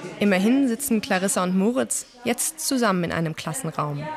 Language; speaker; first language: German; native; German